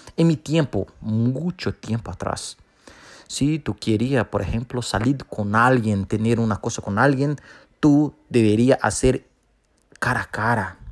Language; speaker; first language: Spanish; non-native, fluent; Portuguese